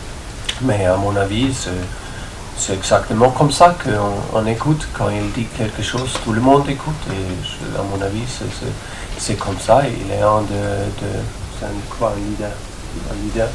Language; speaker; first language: French; non-native, fluent; German